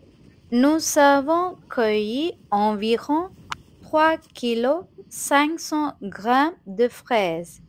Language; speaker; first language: French; non-native, fluent; Tamil